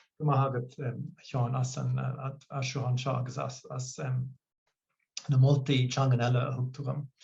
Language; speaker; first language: Irish; non-native, local second language; English